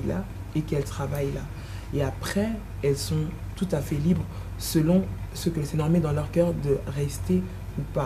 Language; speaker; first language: French; non-native, local second language; Lingala